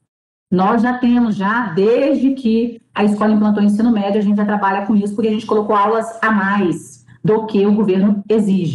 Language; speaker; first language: Portuguese; native; Portuguese